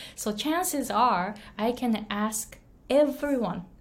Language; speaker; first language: English; non-native, fluent; Japanese